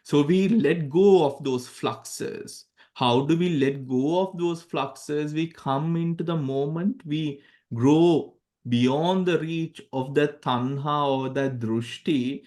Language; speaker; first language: English; non-native, local second language; Sinhala